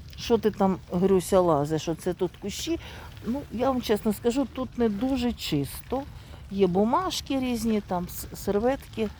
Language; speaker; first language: Ukrainian; native; Ukrainian